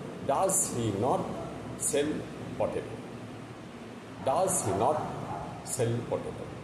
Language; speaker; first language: English; non-native, local second language; Bangla